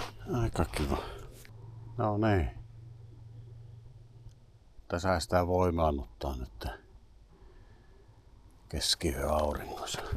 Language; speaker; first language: Finnish; native; Finnish